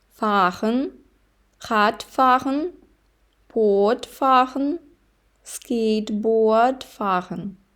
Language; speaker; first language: German; non-native, fluent; Ukrainian